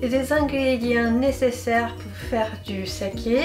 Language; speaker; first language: French; non-native, fluent; Japanese